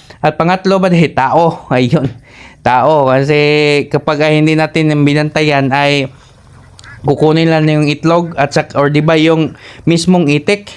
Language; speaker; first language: Filipino; non-native, local second language; Cebuano